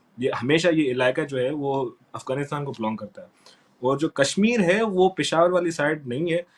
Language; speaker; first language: Urdu; non-native, local second language; Sindhi